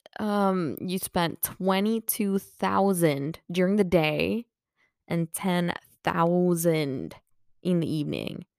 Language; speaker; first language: English; non-native, fluent; Swedish